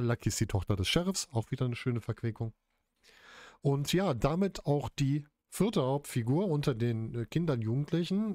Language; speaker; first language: German; native; German